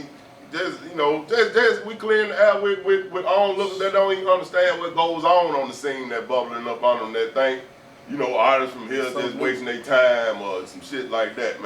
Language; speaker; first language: English; native; English